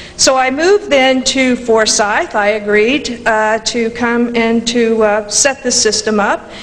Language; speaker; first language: English; native; English